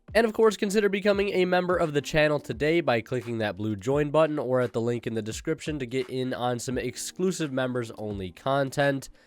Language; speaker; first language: English; native; English